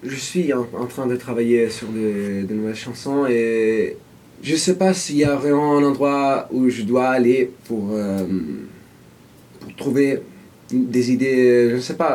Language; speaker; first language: French; non-native, fluent; Italian